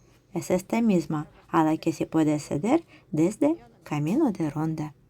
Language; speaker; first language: Spanish; non-native, fluent; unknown